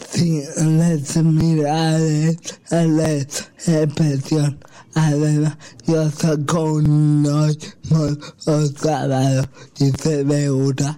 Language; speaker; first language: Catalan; non-native, local second language; Spanish